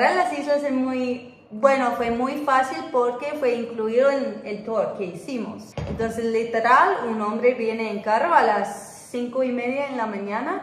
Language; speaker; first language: Spanish; non-native, fluent; English